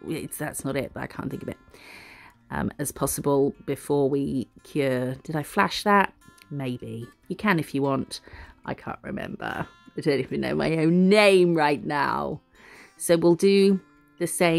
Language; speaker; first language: English; native; English